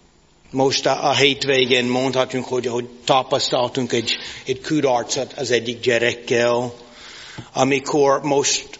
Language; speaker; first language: Hungarian; non-native, fluent; English